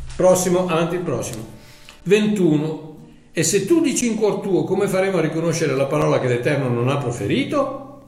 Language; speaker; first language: Italian; native; Italian